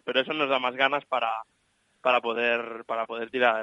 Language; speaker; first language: Spanish; native; Spanish